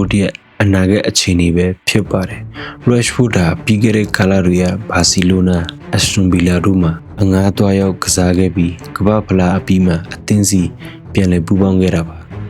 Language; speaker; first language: Burmese; native; Burmese